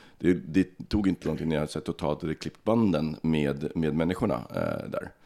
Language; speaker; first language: Swedish; early bilingual, other home language; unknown